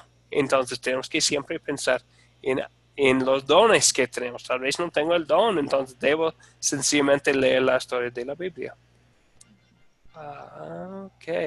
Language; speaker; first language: Spanish; non-native, fluent; English